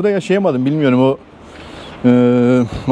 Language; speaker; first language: Turkish; native; Turkish